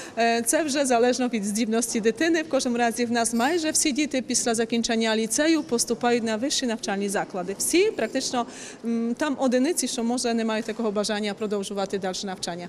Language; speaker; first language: Ukrainian; early bilingual, heritage; Ukrainian